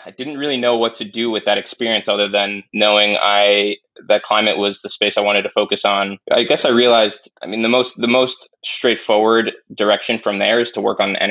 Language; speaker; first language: English; native; English